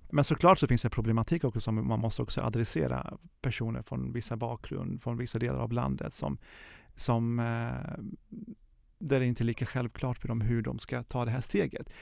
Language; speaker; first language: Swedish; early bilingual, other home language; Arabic